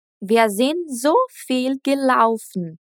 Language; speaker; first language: German; non-native, fluent; Portuguese